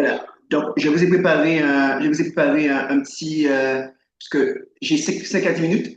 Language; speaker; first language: French; native; French